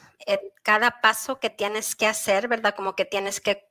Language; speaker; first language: Spanish; early bilingual, heritage; Spanish